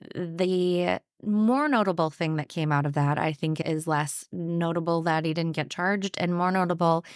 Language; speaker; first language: English; native; English